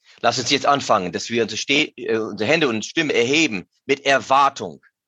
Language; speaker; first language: German; native; German